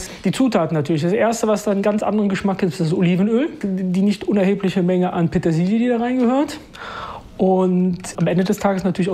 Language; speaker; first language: German; native; German